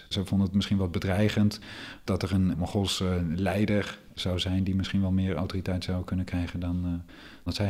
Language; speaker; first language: Dutch; native; Dutch